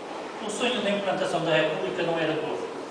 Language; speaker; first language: Portuguese; native; Portuguese